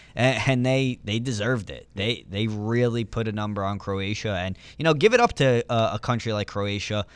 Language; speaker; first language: English; early bilingual, other home language; Italian